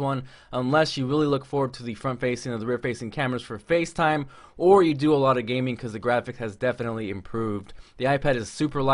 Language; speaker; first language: English; native; English